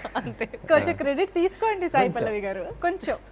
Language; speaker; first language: Telugu; native; Telugu